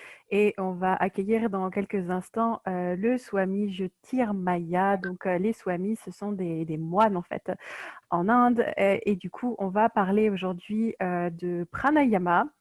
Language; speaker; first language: French; native; French